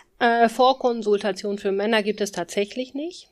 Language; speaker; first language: German; native; German